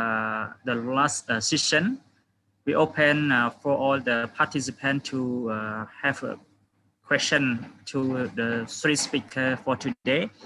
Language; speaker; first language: English; non-native, fluent; Khmer